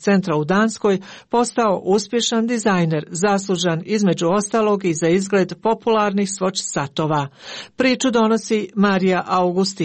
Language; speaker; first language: Croatian; native; Croatian